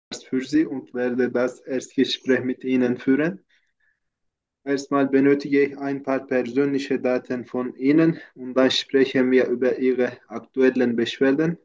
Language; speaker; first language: German; non-native, fluent; Turkish